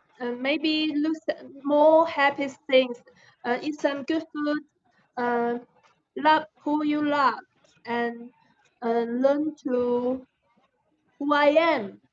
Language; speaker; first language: English; non-native, learner; Chinese